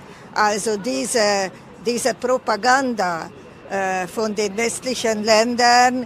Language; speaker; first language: German; non-native, fluent; Hungarian